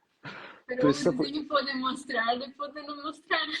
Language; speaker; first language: Portuguese; non-native, learner; Italian